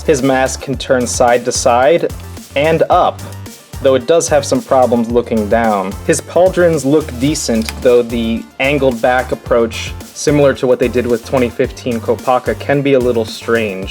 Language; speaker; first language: English; native; English